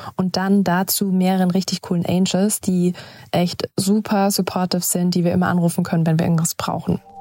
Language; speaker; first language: German; native; German